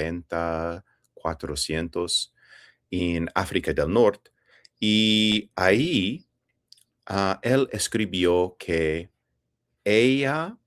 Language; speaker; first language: Spanish; non-native, fluent; English